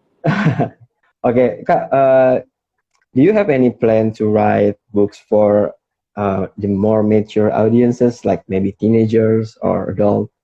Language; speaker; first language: English; non-native, fluent; Indonesian